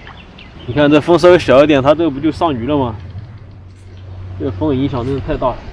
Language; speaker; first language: Chinese; native; Chinese